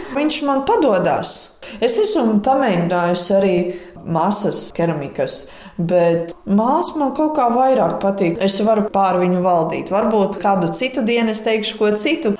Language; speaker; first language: Latvian; native; Latvian